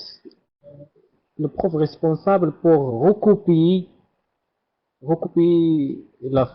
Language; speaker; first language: French; non-native, learner; Arabic